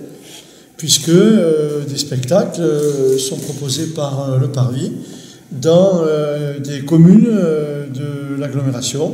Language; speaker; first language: French; native; French